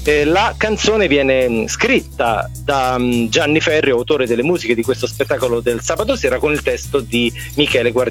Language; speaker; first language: Italian; native; Italian